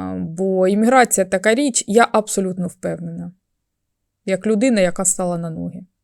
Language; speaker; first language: Ukrainian; native; Ukrainian